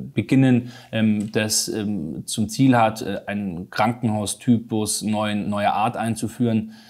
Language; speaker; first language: German; native; German